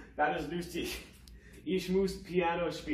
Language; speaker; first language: German; non-native, learner; English